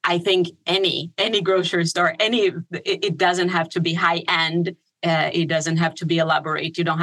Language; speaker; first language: English; non-native, fluent; Portuguese